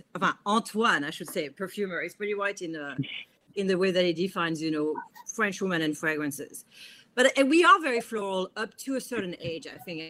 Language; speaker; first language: English; non-native, fluent; French